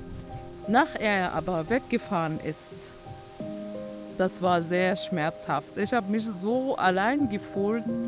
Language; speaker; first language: German; non-native, fluent; Arabic